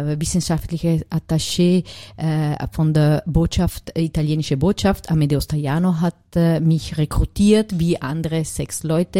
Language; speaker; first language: German; non-native, learner; Italian